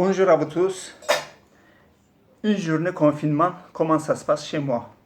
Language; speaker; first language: French; non-native, fluent; Turkish